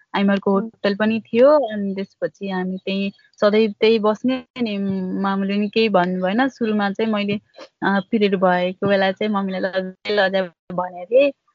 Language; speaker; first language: Nepali; native; Nepali